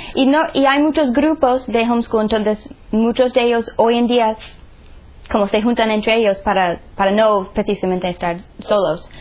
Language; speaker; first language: Spanish; non-native, fluent; English